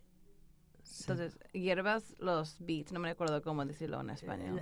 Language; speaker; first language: Spanish; early bilingual, heritage; English